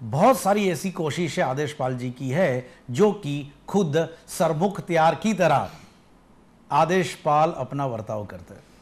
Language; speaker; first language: Hindi; non-native, local second language; Gujarati